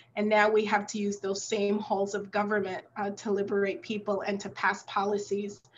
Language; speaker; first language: English; native; English